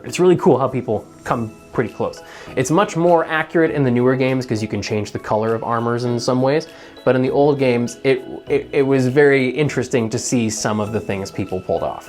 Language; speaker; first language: English; native; English